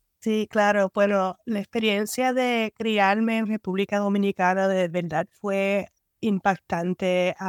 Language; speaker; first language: Spanish; native; Spanish